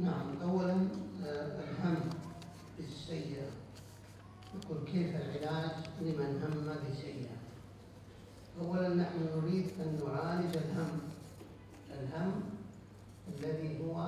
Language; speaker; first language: Arabic; native; Arabic